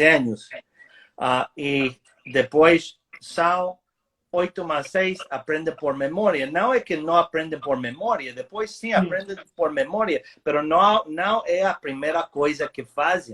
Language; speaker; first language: Portuguese; non-native, fluent; English